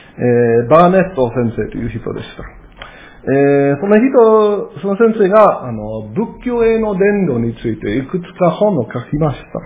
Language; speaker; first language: Japanese; non-native, fluent; English